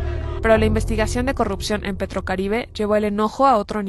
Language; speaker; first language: Spanish; native; Spanish